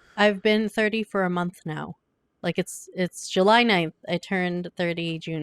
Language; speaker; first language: English; native; English